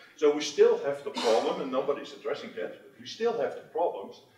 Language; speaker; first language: English; non-native, fluent; Dutch